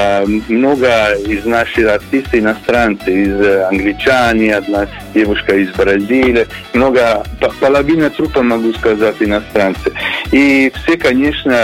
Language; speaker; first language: Russian; non-native, learner; Italian